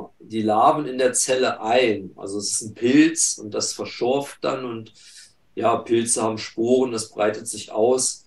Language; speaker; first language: German; native; German